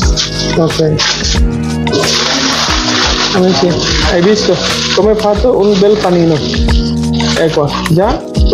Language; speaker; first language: Italian; non-native, learner; Bangla